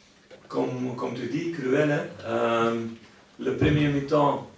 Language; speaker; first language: French; non-native, local second language; Dutch